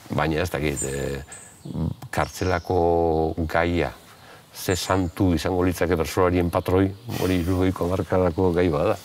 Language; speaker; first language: Basque; native; Basque